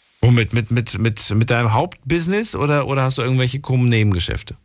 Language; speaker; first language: German; native; German